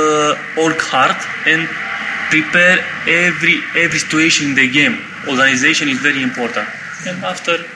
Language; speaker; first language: English; non-native, learner; Romanian